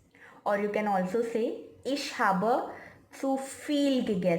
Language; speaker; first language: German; non-native, fluent; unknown